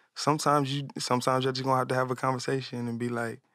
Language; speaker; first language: English; native; English